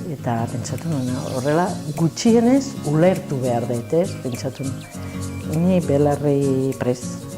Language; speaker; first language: Basque; non-native, learner; Catalan